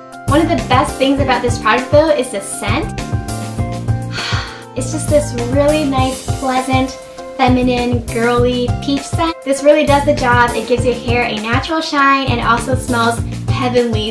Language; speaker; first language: English; early bilingual, other home language; Japanese